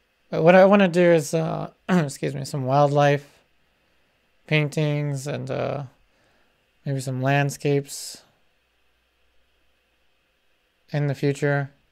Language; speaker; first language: English; early bilingual, other home language; Spanish